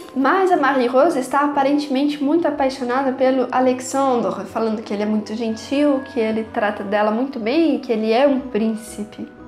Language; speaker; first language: Portuguese; native; Portuguese